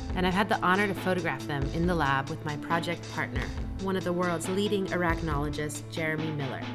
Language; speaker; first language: English; native; English